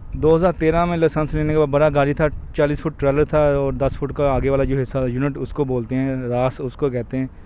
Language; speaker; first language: Urdu; non-native, local second language; Punjabi